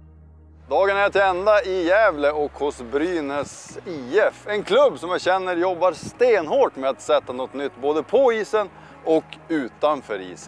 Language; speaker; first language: Swedish; native; Swedish